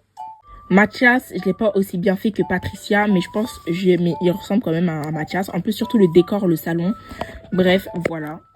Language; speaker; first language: French; native; French